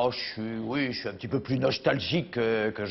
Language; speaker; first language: French; native; French